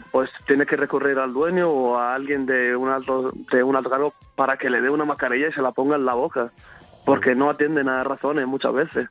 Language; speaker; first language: Spanish; early bilingual, other home language; Arabic